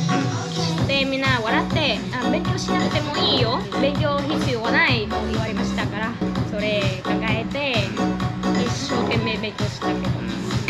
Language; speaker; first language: Japanese; non-native, learner; Vietnamese